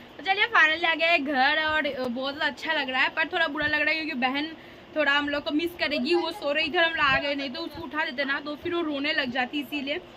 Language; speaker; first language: Hindi; non-native, local second language; Bangla